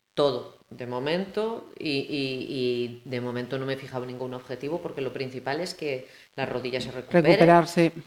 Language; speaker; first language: Spanish; native; Spanish